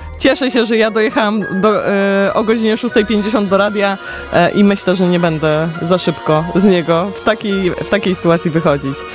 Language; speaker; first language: Polish; native; Polish